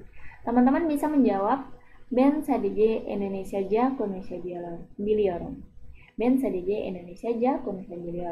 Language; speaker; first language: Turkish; non-native, fluent; Indonesian